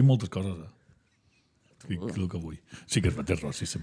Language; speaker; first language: Catalan; native; Catalan